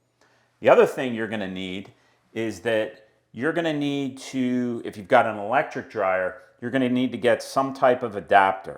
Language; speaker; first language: English; native; English